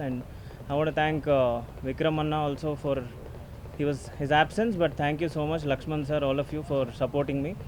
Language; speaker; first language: Telugu; native; Telugu